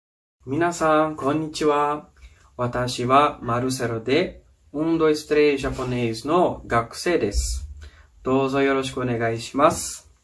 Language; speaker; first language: Japanese; non-native, learner; Portuguese